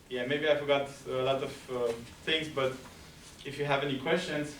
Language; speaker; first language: English; non-native, fluent; Romanian